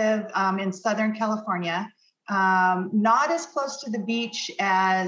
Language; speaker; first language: English; native; English